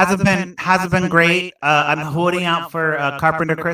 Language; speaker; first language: English; native; English